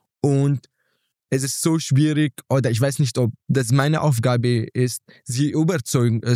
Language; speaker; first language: German; non-native, fluent; Arabic